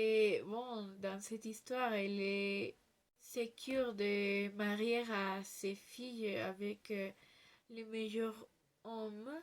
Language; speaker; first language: French; non-native, learner; Spanish